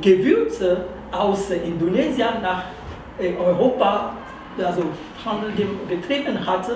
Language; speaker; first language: German; non-native, fluent; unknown